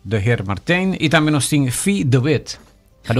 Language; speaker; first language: Dutch; non-native, local second language; Papiamento